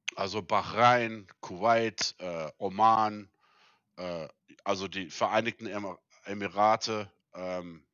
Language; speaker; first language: German; early bilingual, heritage; German